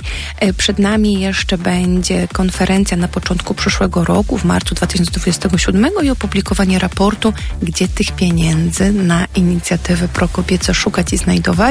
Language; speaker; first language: Polish; native; Polish